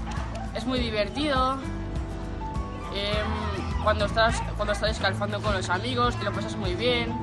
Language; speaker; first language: Spanish; non-native, local second language; Catalan